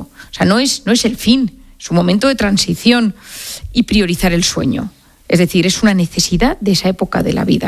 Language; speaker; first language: Spanish; native; Spanish